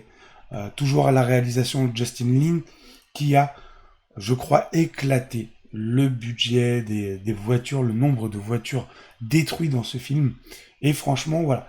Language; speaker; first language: French; native; French